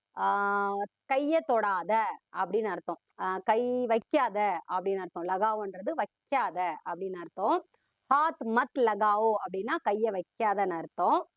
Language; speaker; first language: Tamil; early bilingual, heritage; Tamil